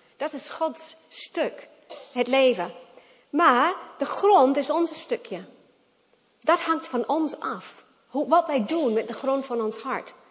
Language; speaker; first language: Dutch; non-native, fluent; English